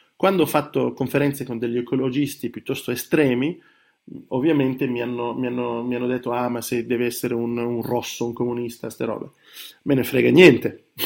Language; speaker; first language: Italian; early bilingual, heritage; Italian